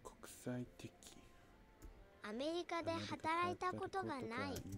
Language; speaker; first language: Japanese; non-native, learner; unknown